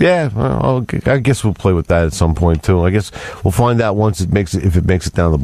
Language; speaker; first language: English; native; English